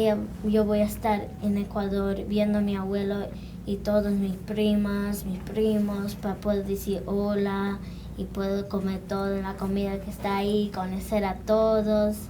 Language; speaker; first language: Spanish; early bilingual, heritage; Spanish